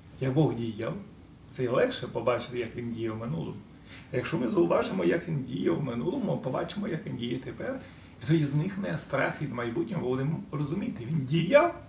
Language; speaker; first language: Ukrainian; native; Ukrainian